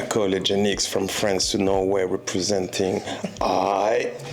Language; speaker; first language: English; non-native, fluent; French